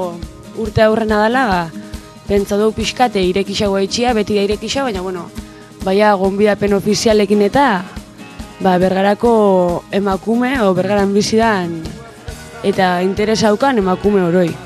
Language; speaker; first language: Basque; native; Basque